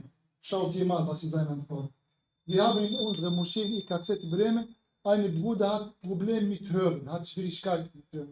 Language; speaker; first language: German; non-native, learner; Arabic